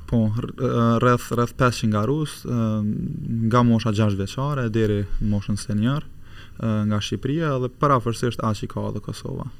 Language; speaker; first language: Albanian; native; Albanian